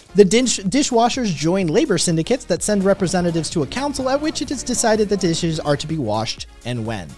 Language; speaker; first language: English; native; English